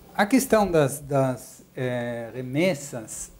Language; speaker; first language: Portuguese; non-native, fluent; Dutch